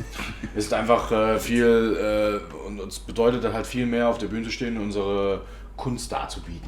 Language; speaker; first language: German; native; German